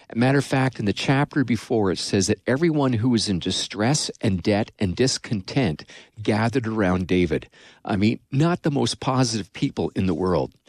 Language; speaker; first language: English; native; English